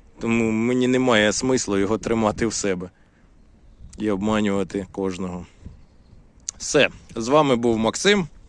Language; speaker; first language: Ukrainian; non-native, local second language; Russian